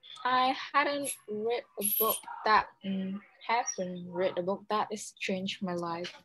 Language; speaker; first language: English; non-native, learner; Vietnamese